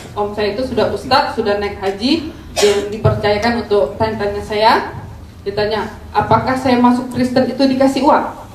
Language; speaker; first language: Indonesian; native; Indonesian